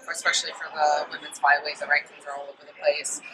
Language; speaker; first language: English; native; English